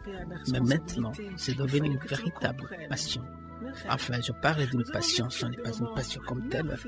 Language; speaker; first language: French; non-native, local second language; Rundi